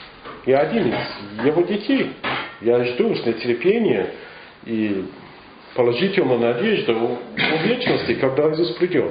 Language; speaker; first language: Russian; non-native, fluent; English